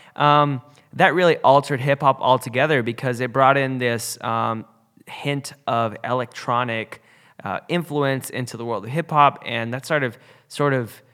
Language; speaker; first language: English; native; English